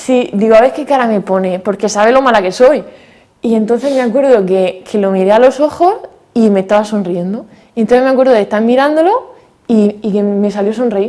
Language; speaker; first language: Spanish; native; Spanish